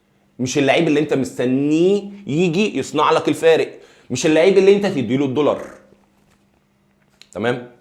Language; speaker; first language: Arabic; native; Arabic